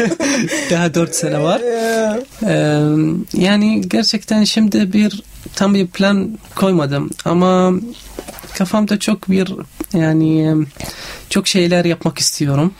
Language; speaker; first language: Turkish; non-native, learner; Arabic